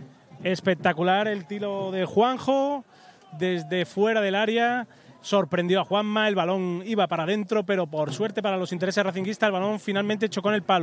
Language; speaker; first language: Spanish; native; Spanish